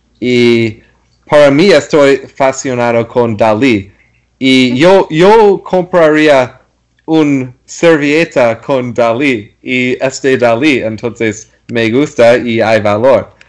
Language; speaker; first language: Spanish; non-native, learner; English